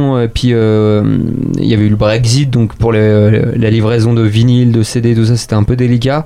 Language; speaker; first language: French; native; French